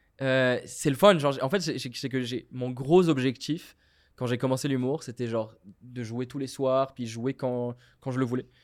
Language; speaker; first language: French; non-native, local second language; Arabic